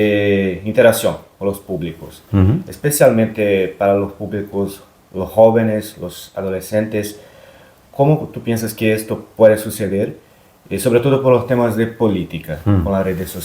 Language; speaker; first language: Spanish; non-native, fluent; Portuguese